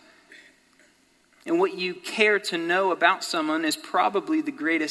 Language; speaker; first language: English; native; English